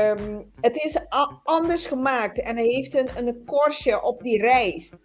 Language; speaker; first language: Dutch; non-native, local second language; Papiamento